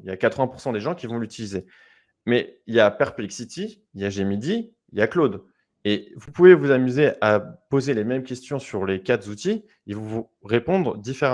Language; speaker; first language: French; native; French